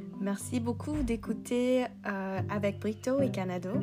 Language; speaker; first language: French; non-native, learner; English